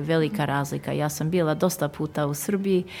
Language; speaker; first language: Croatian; early bilingual, heritage; Serbian